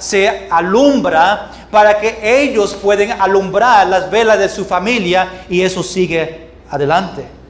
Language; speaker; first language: Spanish; non-native, fluent; English